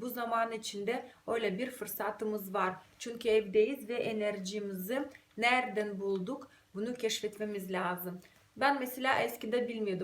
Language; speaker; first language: Turkish; non-native, fluent; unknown